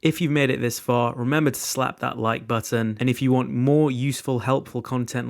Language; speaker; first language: English; native; English